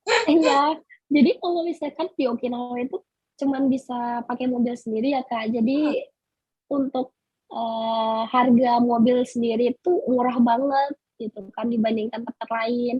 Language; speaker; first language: Indonesian; native; Indonesian